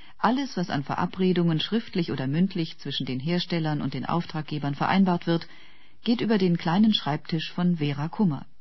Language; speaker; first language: German; native; German